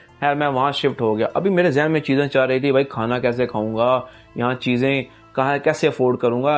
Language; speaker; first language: Urdu; non-native, local second language; Punjabi